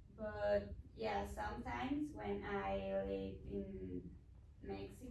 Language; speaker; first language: English; non-native, learner; Spanish